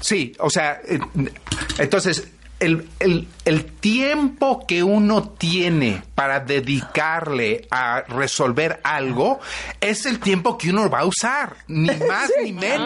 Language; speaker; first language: Spanish; native; Spanish